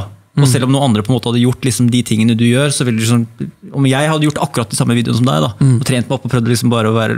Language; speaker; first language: Norwegian; native; Norwegian